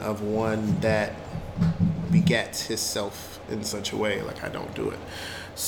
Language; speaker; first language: English; native; English